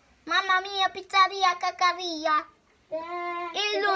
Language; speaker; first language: Italian; early bilingual, heritage; Italian